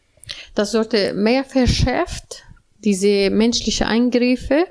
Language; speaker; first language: German; non-native, learner; Arabic